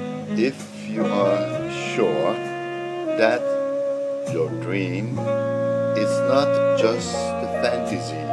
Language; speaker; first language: English; non-native, learner; French